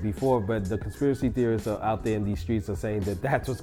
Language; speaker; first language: English; non-native, fluent; Spanish